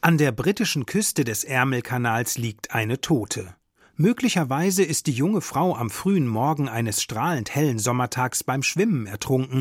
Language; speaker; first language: German; native; German